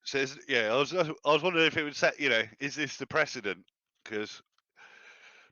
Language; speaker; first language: English; native; English